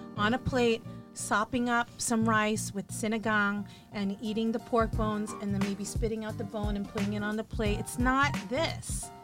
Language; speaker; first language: English; native; English